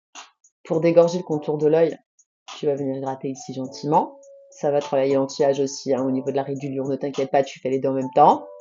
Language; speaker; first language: French; native; French